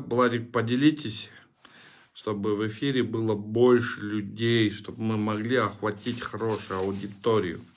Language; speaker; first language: Russian; non-native, local second language; Kyrgyz